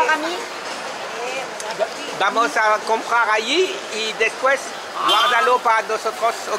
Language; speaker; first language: Spanish; non-native, learner; French